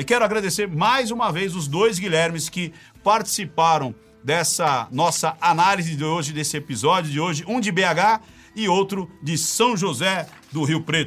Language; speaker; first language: Portuguese; native; Portuguese